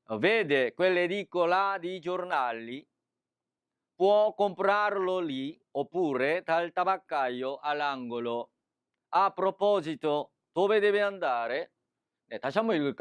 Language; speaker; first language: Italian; non-native, fluent; Korean